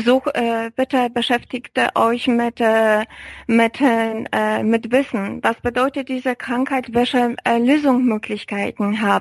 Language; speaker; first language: German; non-native, fluent; Polish